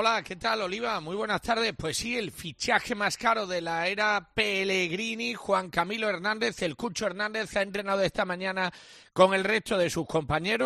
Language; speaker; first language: Spanish; native; Spanish